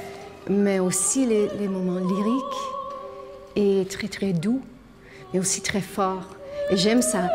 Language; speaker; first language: French; non-native, learner; English